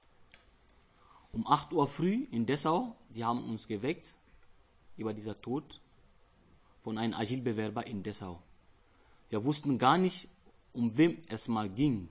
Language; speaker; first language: German; non-native, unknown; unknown